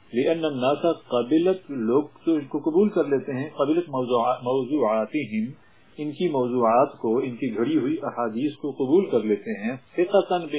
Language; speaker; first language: Urdu; non-native, local second language; Punjabi